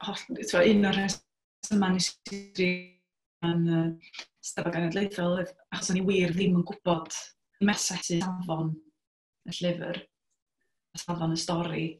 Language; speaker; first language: Welsh; native; Welsh